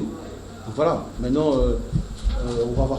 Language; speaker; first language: French; native; French